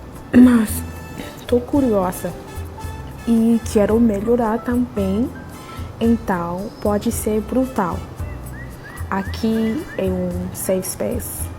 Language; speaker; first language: Portuguese; non-native, learner; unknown